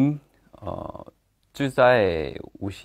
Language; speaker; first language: Chinese; non-native, learner; Thai